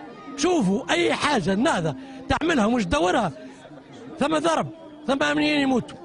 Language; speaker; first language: Arabic; native; Arabic